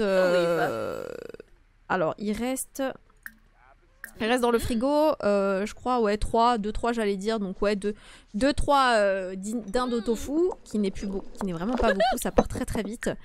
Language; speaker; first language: French; native; French